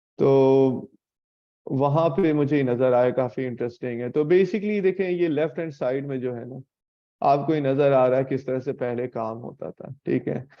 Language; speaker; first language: Urdu; native; Urdu